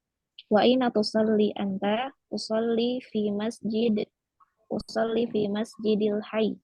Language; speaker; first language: Arabic; non-native, learner; Indonesian